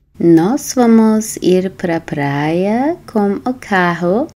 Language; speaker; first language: Portuguese; non-native, learner; Turkish